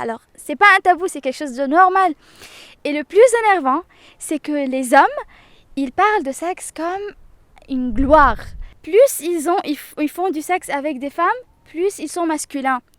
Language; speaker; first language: French; non-native, local second language; Arabic